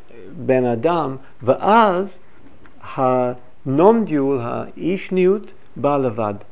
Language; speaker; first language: Hebrew; non-native, fluent; English